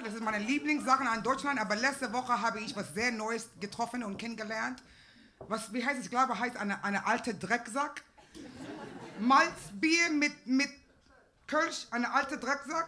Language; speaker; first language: German; non-native, fluent; English